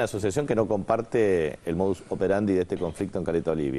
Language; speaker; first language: Spanish; native; Spanish